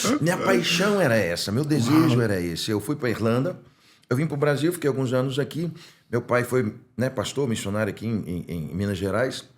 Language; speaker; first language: Portuguese; non-native, fluent; English